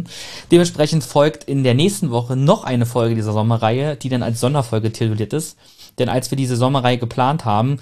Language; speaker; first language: German; native; German